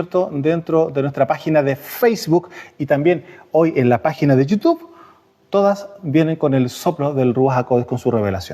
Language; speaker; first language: Spanish; native; Spanish